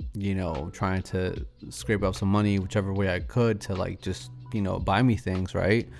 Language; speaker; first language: English; early bilingual, other home language; Spanish